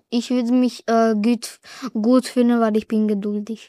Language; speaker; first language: German; early bilingual, other home language; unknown